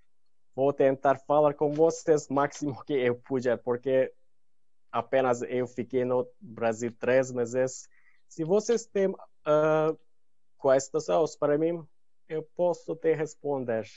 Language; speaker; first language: Portuguese; non-native, learner; Turkish